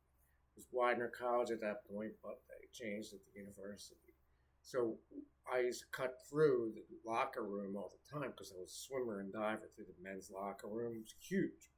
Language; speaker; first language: English; native; English